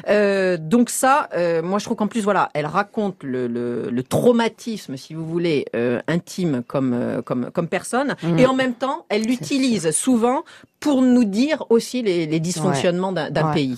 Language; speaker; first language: French; native; French